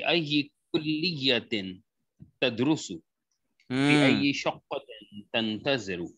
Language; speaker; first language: Arabic; non-native, learner; Urdu